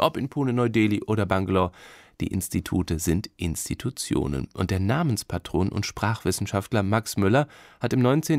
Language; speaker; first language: German; native; German